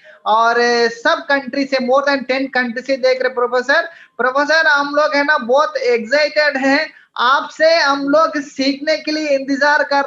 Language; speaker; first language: Hindi; non-native, local second language; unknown